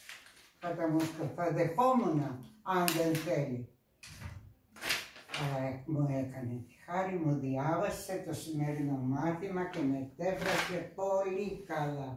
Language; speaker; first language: Greek; non-native, fluent; Russian